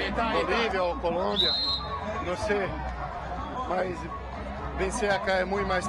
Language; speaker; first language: Spanish; non-native, learner; Portuguese